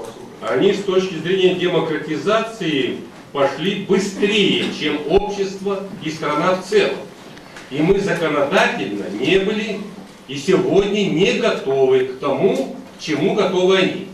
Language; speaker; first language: Russian; native; Russian